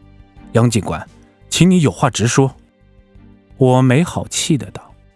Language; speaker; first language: Chinese; native; Chinese